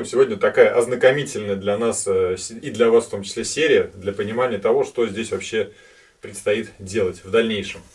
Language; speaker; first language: Russian; native; Russian